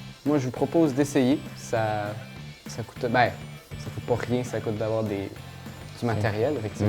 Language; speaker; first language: French; native; French